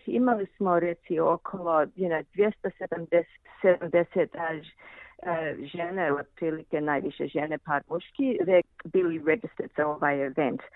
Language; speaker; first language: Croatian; early bilingual, heritage; Croatian